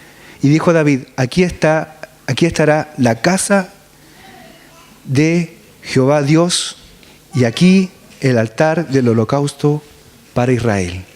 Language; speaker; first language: Spanish; native; Spanish